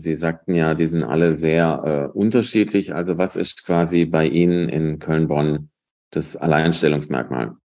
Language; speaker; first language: German; native; German